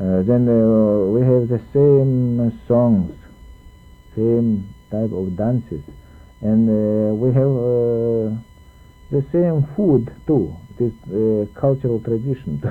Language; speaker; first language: English; non-native, learner; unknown